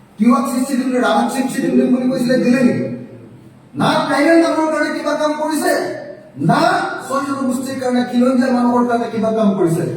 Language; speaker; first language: Assamese; native; Assamese